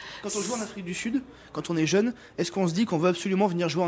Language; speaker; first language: French; native; French